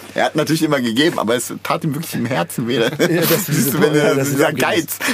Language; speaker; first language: German; native; German